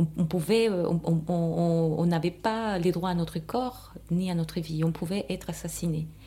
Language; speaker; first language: French; non-native, fluent; Spanish